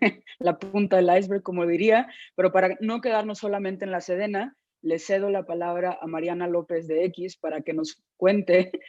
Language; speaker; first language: Spanish; native; Spanish